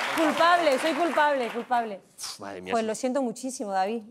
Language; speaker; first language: Spanish; native; Spanish